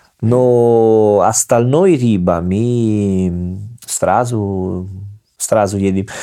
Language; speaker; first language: Russian; non-native, fluent; Italian